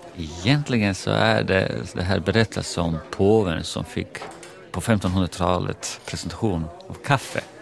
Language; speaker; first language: Swedish; non-native, fluent; Bosnian